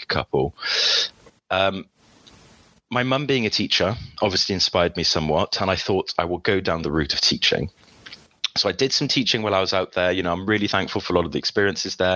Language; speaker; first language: English; early bilingual, other home language; French